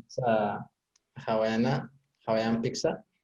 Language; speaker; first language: English; non-native, learner; Spanish